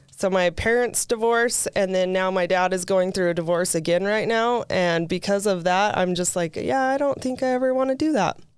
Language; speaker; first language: English; native; English